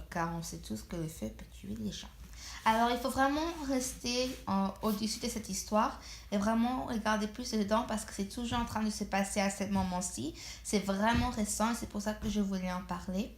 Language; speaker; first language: French; non-native, fluent; English